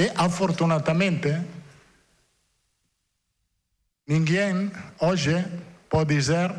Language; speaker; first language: Portuguese; non-native, fluent; Italian